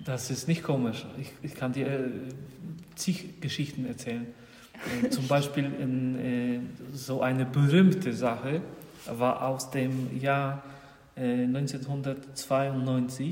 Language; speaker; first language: German; non-native, fluent; Polish